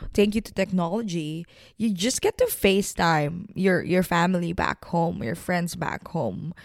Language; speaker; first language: English; non-native, local second language; Filipino